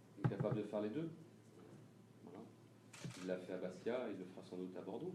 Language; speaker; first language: French; native; French